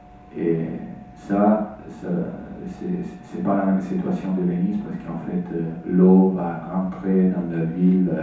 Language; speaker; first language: French; non-native, fluent; Italian